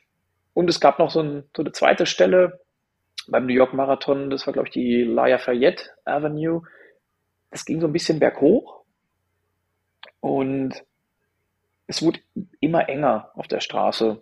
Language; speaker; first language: German; native; German